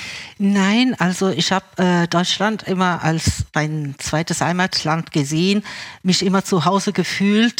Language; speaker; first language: German; early bilingual, other home language; Italian